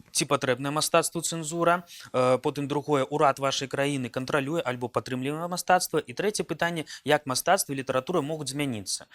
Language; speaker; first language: Belarusian; native; Belarusian